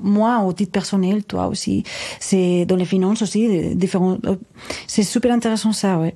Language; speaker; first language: French; non-native, fluent; Spanish